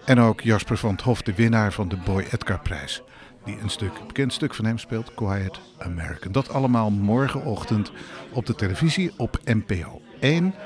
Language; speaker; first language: Dutch; native; Dutch